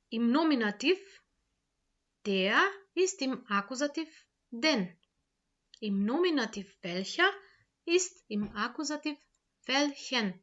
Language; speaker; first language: German; non-native, fluent; Macedonian